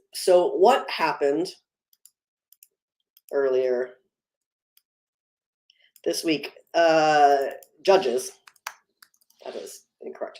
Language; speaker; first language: English; native; English